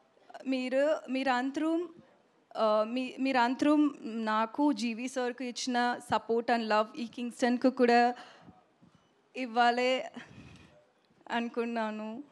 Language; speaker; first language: Telugu; non-native, learner; Tamil